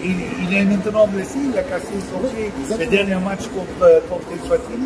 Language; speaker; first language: French; non-native, fluent; Dutch